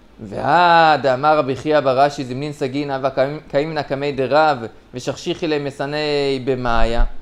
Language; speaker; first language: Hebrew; native; Hebrew